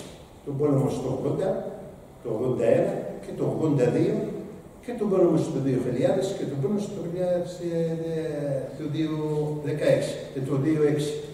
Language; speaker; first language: Greek; non-native, learner; Arabic